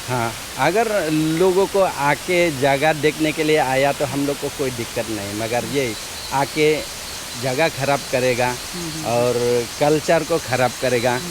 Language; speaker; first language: Hindi; non-native, local second language; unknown